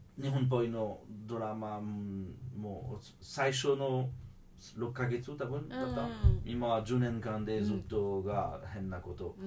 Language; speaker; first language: Japanese; non-native, fluent; French